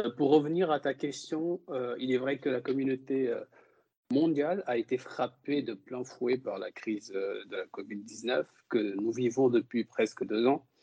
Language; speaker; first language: French; non-native, local second language; Wolof